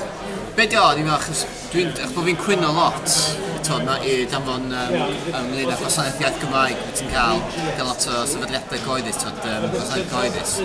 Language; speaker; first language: Welsh; native; Welsh